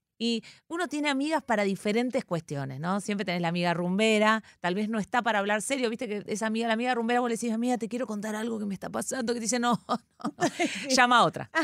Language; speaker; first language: Spanish; native; Spanish